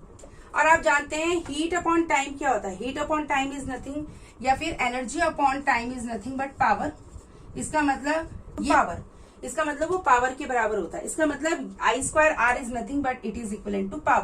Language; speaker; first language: Hindi; native; Hindi